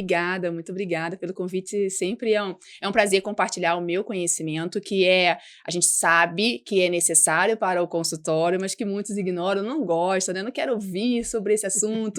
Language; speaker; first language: Portuguese; native; Portuguese